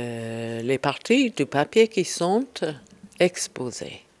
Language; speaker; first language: French; non-native, fluent; English